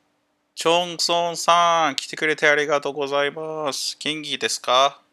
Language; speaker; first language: Japanese; non-native, learner; English